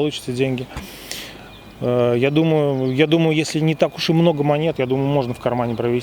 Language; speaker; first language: Russian; native; Russian